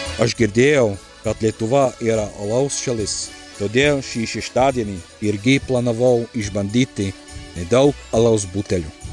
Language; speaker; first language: Lithuanian; non-native, learner; Czech